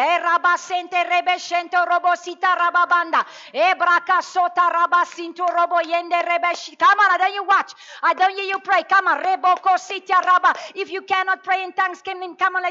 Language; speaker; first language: English; non-native, local second language; Afrikaans